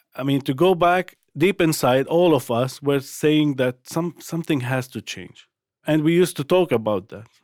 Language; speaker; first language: English; non-native, fluent; Arabic